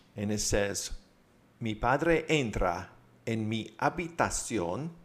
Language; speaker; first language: Spanish; non-native, fluent; English